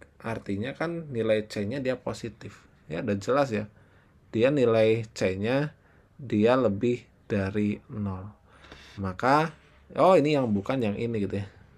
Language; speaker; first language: Indonesian; native; Indonesian